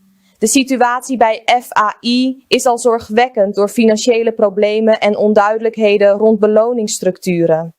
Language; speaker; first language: Dutch; native; Dutch